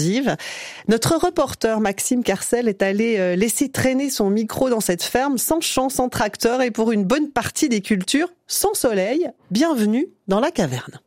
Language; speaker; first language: French; native; French